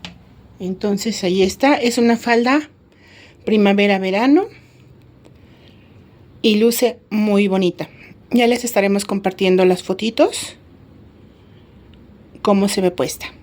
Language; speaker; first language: Spanish; native; Spanish